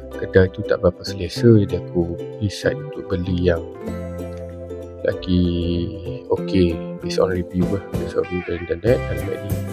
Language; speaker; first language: Malay; native; Malay